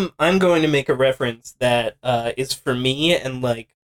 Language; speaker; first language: English; native; English